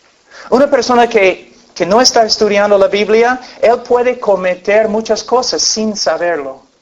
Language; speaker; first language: Spanish; non-native, fluent; English